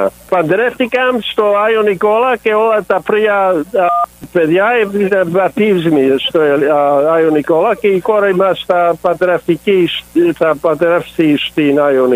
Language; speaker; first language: Greek; early bilingual, heritage; English